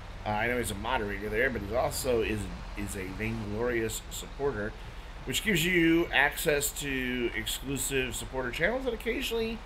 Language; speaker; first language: English; native; English